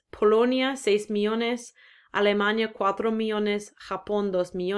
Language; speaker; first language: Spanish; non-native, fluent; English